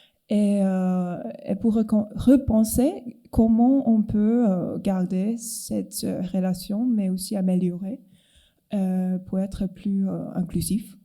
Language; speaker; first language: French; non-native, fluent; Cantonese